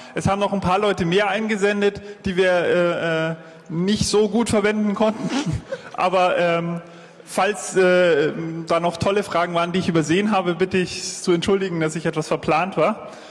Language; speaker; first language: German; native; German